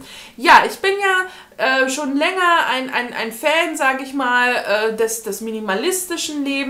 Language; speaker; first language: German; native; German